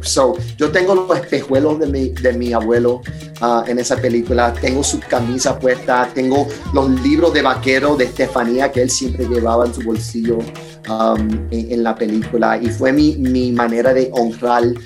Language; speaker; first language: Spanish; early bilingual, heritage; Spanish